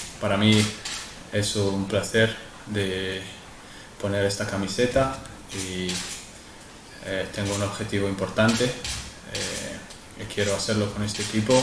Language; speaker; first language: Spanish; non-native, fluent; Arabic